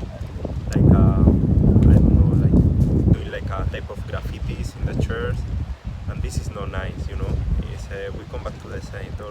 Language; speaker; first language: English; non-native, fluent; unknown